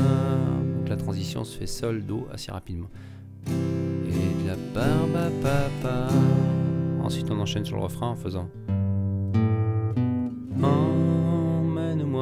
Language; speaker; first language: French; native; French